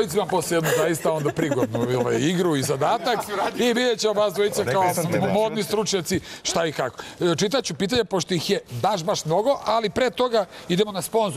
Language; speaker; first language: Serbian; native; Serbian